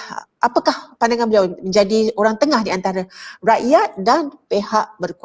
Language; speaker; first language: Malay; native; Malay